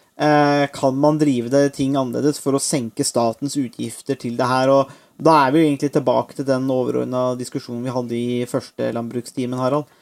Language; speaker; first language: Norwegian; native; Norwegian